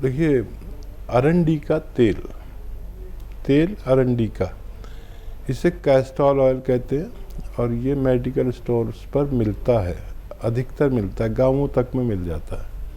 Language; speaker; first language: Hindi; native; Hindi